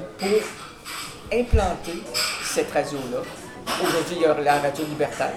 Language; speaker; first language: French; native; French